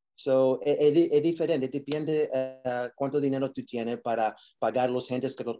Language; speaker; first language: Spanish; early bilingual, heritage; Spanish